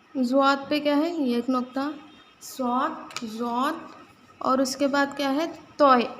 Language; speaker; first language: Hindi; native; Hindi